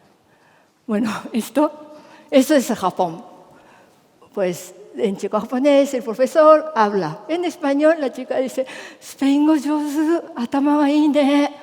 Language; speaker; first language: Spanish; non-native, fluent; Japanese